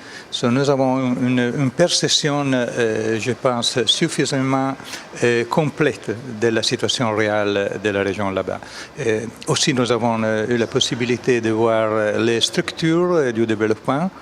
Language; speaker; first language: French; non-native, fluent; Italian